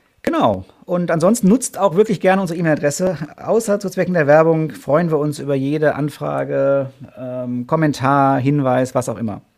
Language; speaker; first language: German; native; German